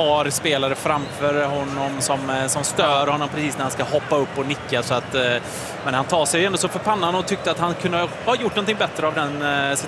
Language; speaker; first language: Swedish; native; Swedish